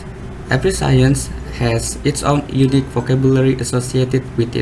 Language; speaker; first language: English; non-native, learner; Indonesian